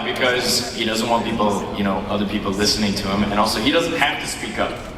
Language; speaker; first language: English; native; English